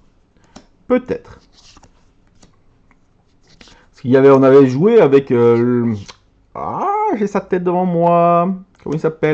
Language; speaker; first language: French; native; French